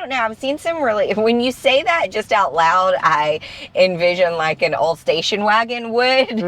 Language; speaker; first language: English; native; English